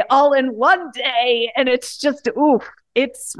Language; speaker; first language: English; native; English